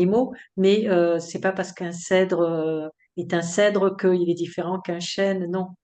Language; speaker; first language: French; native; French